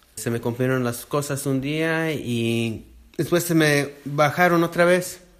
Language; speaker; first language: Spanish; early bilingual, heritage; Spanish